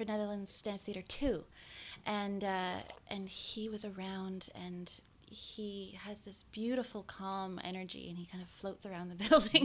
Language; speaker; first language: English; native; English